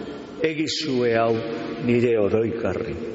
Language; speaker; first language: Basque; native; Basque